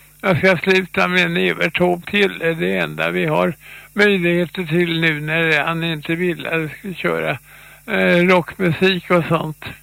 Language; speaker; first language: Swedish; native; Swedish